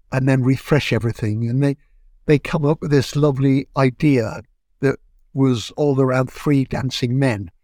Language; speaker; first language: English; native; English